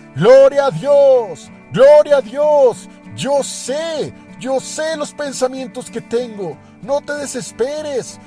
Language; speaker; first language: Spanish; native; Spanish